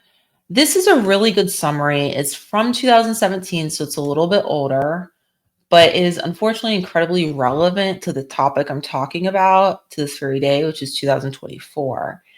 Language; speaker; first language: English; native; English